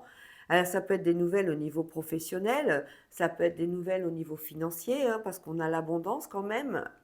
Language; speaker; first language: French; native; French